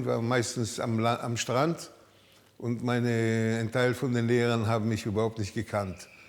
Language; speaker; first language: German; early bilingual, heritage; German